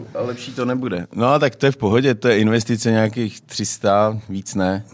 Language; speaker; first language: Czech; native; Czech